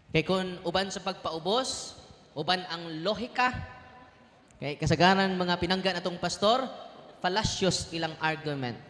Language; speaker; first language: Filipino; native; Filipino